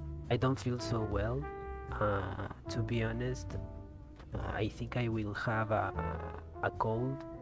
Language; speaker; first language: English; non-native, fluent; Spanish